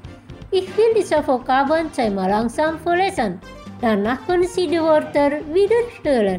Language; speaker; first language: German; non-native, fluent; Indonesian